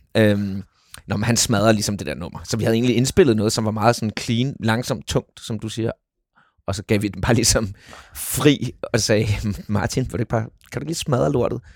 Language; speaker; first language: Danish; native; Danish